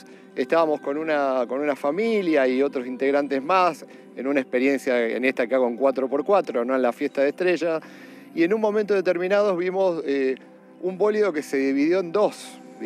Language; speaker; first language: Spanish; native; Spanish